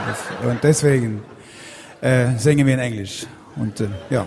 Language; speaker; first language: German; non-native, learner; Swedish